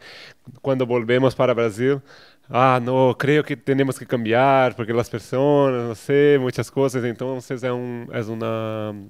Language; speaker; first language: Spanish; non-native, fluent; Portuguese